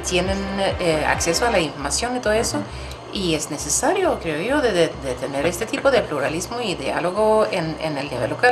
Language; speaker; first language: Spanish; non-native, fluent; Swedish